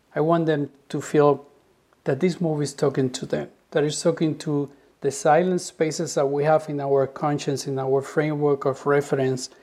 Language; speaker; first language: English; non-native, fluent; Spanish